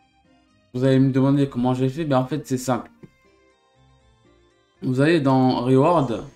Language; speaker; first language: French; native; French